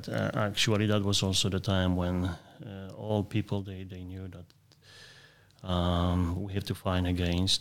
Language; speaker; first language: English; non-native, fluent; Polish